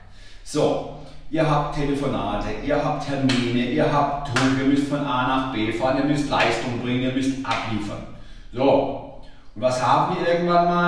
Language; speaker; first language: German; native; German